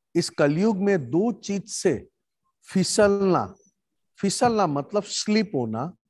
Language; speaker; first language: Hindi; non-native, local second language; Gujarati